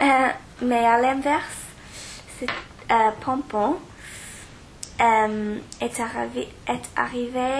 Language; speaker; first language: French; non-native, learner; English